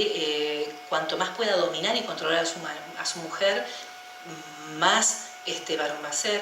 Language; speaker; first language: Spanish; native; Spanish